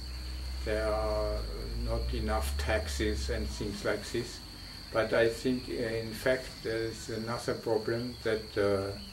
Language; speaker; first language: English; non-native, fluent; German